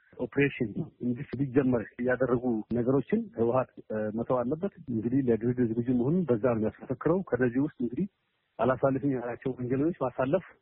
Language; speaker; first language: Amharic; non-native, local second language; Somali